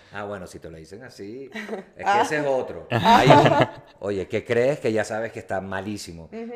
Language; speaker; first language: Spanish; early bilingual, heritage; Spanish